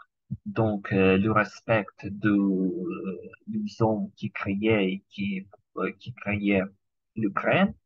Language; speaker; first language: French; non-native, learner; Ukrainian